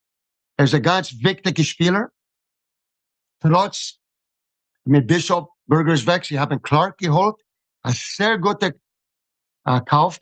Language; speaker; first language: German; non-native, fluent; English